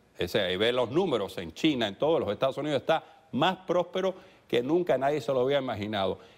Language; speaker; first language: Spanish; early bilingual, heritage; Spanish